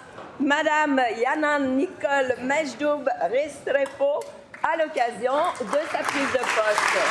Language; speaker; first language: French; native; French